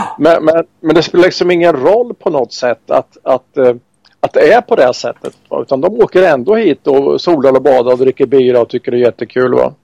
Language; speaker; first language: Swedish; native; Swedish